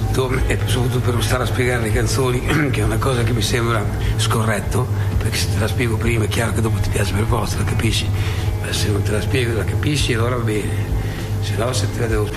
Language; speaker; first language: Italian; native; Italian